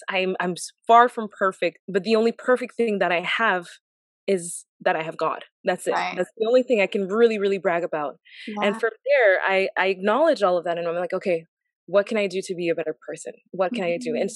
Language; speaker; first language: English; non-native, fluent; French